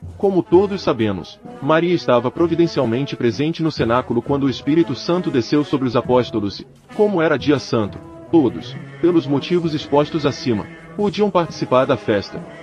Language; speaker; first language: Portuguese; native; Portuguese